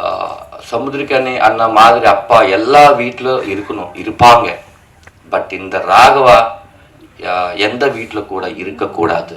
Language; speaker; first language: Tamil; non-native, learner; Telugu